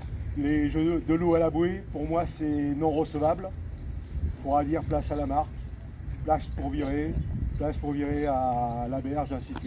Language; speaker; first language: French; native; French